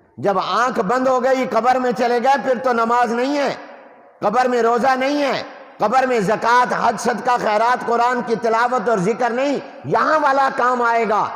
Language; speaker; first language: Urdu; non-native, local second language; Punjabi